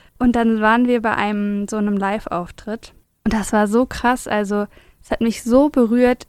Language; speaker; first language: German; native; German